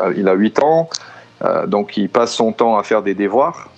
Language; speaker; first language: French; non-native, fluent; Portuguese